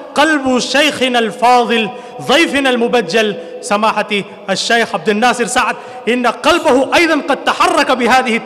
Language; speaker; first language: Arabic; non-native, fluent; Urdu